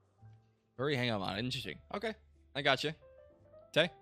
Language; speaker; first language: English; native; English